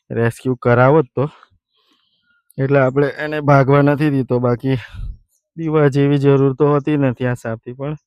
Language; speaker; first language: Gujarati; non-native, local second language; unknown